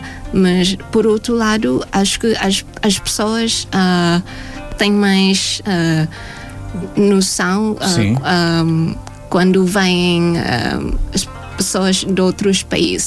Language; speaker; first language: Portuguese; non-native, fluent; Thai